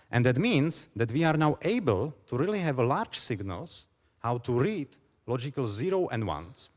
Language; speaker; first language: English; non-native, fluent; Czech